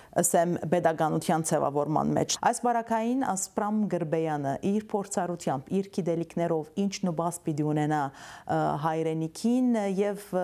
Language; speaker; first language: Armenian; early bilingual, heritage; Armenian